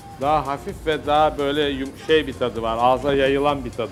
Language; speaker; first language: Turkish; native; Turkish